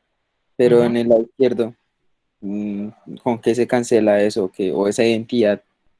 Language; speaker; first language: Spanish; native; Spanish